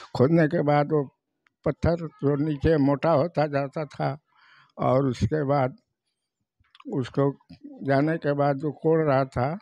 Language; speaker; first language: Hindi; native; Hindi